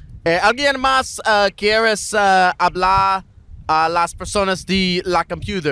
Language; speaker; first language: Spanish; non-native, learner; English